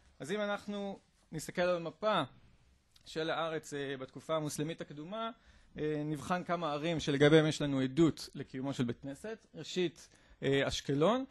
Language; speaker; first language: Hebrew; native; Hebrew